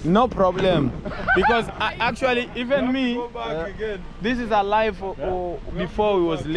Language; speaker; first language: English; non-native, learner; Swahili